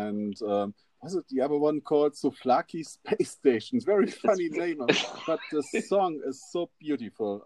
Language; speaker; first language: English; non-native, fluent; German